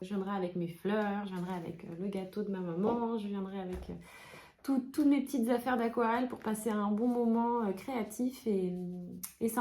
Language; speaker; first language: French; native; French